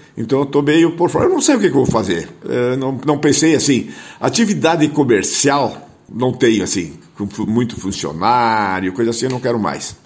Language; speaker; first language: Portuguese; non-native, local second language; German